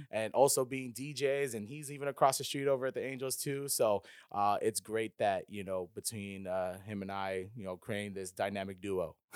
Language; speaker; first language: English; early bilingual, other home language; Filipino